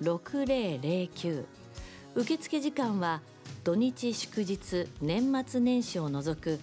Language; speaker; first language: Japanese; native; Japanese